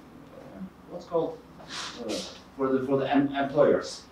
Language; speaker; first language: English; non-native, fluent; Norwegian